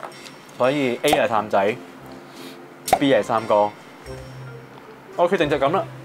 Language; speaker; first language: Chinese; native; Chinese